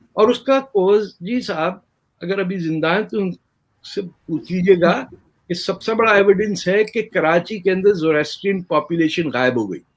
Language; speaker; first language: Urdu; native; Urdu